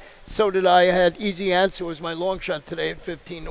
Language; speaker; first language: English; native; English